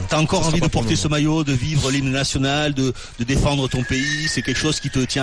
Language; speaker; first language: French; native; French